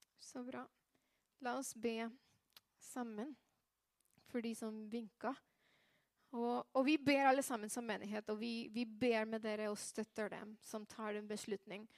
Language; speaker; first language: Norwegian; non-native, fluent; Spanish